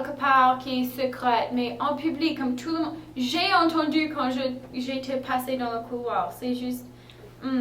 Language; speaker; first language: French; non-native, fluent; English